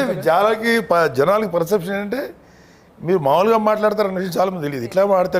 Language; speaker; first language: Telugu; native; Telugu